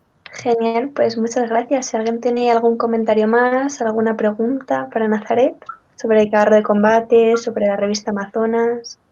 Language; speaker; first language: Spanish; native; Spanish